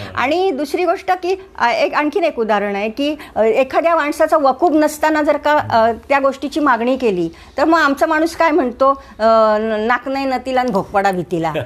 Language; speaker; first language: Marathi; native; Marathi